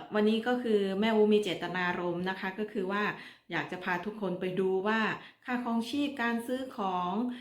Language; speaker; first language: Thai; native; Thai